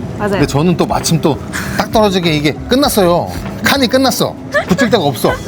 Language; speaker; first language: Korean; native; Korean